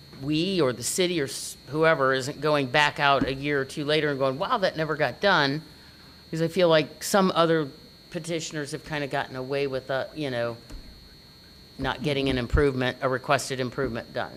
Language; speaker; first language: English; native; English